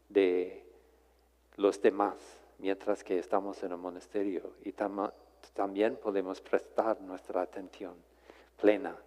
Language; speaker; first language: Spanish; non-native, fluent; English